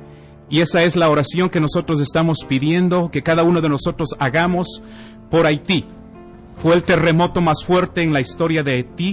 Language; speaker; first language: Spanish; native; Spanish